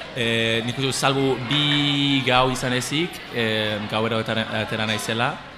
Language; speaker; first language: Basque; non-native, fluent; English